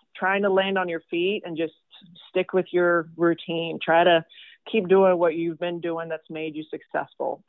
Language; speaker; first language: English; non-native, fluent; Swedish